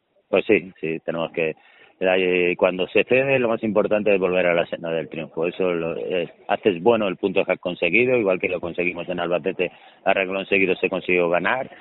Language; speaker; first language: Spanish; native; Spanish